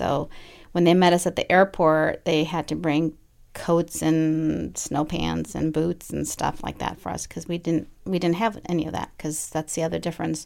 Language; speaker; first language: English; early bilingual, other home language; Spanish